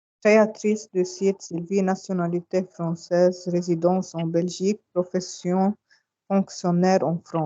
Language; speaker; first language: French; non-native, learner; Arabic